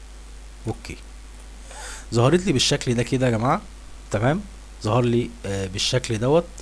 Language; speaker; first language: Arabic; native; Arabic